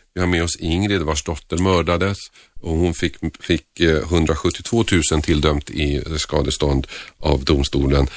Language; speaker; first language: Swedish; early bilingual, other home language; Finnish